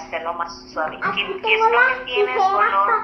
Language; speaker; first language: Spanish; native; Spanish